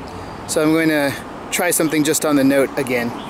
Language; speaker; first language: English; native; English